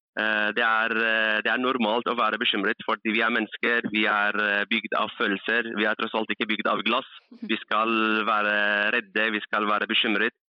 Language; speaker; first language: Norwegian; early bilingual, other home language; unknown